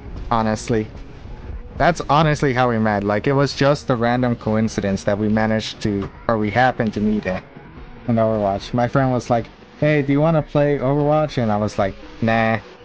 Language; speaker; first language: English; native; English